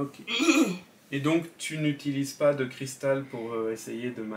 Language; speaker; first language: French; native; French